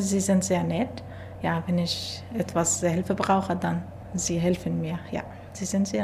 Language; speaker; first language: German; non-native, learner; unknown